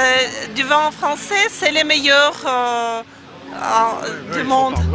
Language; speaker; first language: French; non-native, learner; Ukrainian